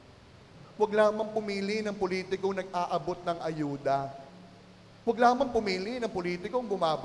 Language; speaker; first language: Filipino; native; Filipino